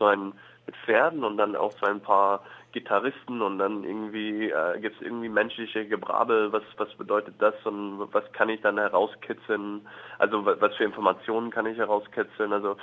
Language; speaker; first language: German; non-native, fluent; English